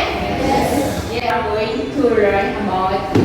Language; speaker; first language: English; non-native, learner; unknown